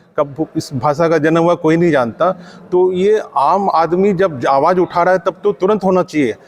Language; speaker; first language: Hindi; non-native, local second language; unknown